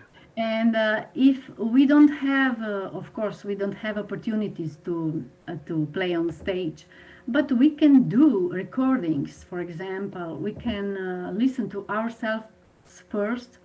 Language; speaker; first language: English; non-native, fluent; Slovenian